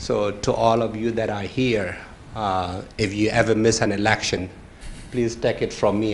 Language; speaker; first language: English; non-native, fluent; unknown